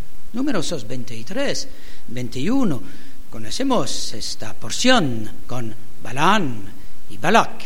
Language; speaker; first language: Spanish; non-native, learner; German